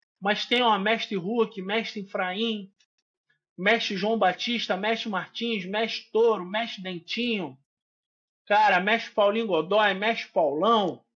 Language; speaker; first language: Portuguese; native; Portuguese